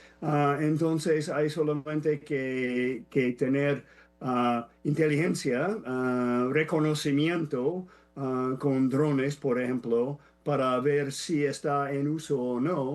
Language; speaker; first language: Spanish; non-native, fluent; English